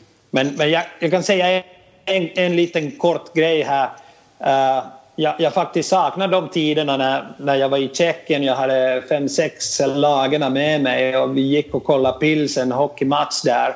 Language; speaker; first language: Swedish; non-native, fluent; Finnish